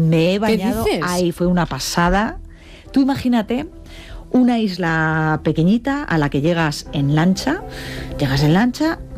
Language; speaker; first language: Spanish; native; Spanish